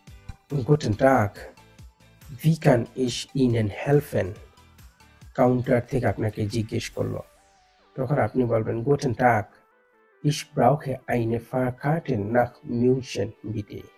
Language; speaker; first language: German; non-native, fluent; Bangla